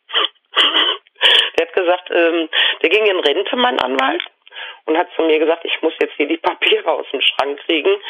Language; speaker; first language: German; native; German